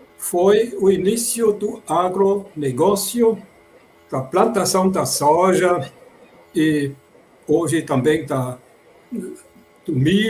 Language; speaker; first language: Portuguese; non-native, fluent; German